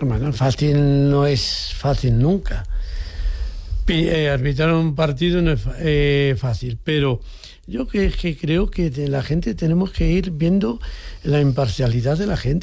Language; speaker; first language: Spanish; native; Spanish